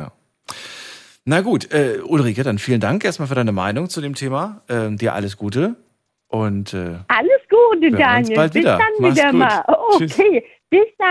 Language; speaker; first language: German; native; German